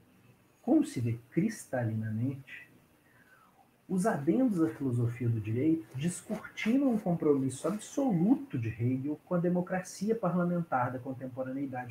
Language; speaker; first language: Portuguese; native; Portuguese